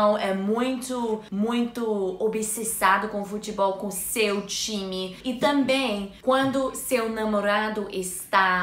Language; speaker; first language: Portuguese; non-native, learner; English